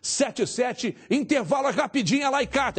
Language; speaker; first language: Portuguese; native; Portuguese